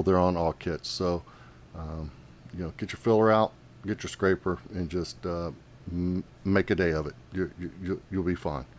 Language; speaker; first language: English; native; English